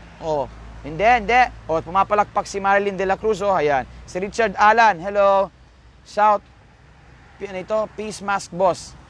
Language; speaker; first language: Filipino; non-native, local second language; Pampanga